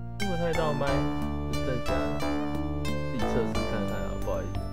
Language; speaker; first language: Chinese; native; Chinese